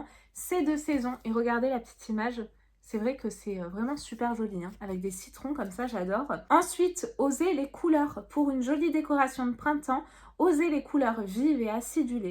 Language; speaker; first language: French; native; French